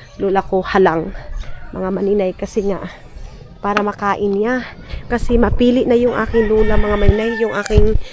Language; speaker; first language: Filipino; non-native, local second language; Cebuano